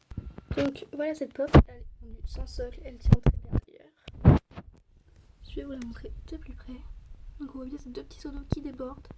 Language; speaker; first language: French; native; French